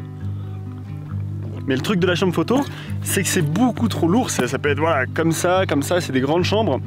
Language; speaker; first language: French; native; French